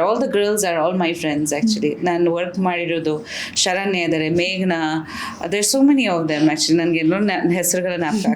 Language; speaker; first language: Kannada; non-native, local second language; Bangla